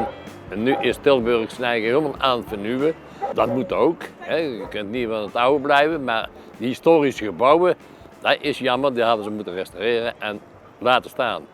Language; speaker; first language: Dutch; native; Dutch